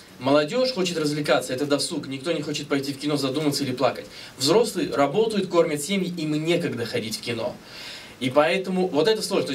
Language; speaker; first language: Russian; native; Russian